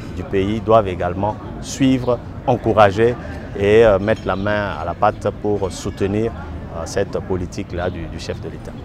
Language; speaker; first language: French; non-native, local second language; Sango